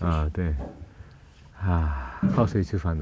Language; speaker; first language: Chinese; non-native, fluent; Korean